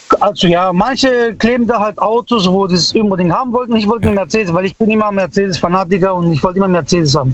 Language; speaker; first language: German; early bilingual, other home language; Italian